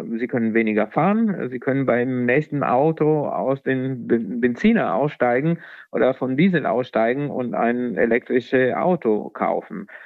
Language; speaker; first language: German; non-native, fluent; Italian